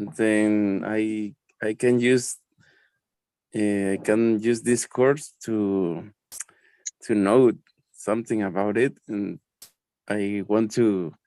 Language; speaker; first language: English; non-native, learner; Spanish